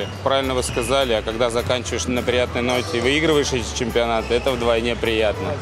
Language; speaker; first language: Russian; native; Russian